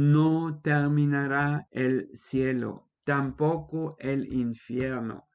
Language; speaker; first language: Spanish; non-native, fluent; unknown